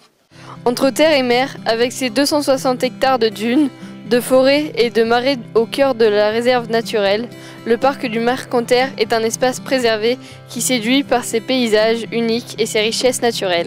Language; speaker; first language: French; native; French